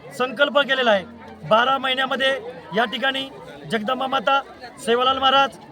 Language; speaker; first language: Marathi; non-native, local second language; Lambadi